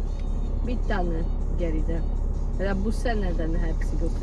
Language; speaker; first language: Turkish; non-native, fluent; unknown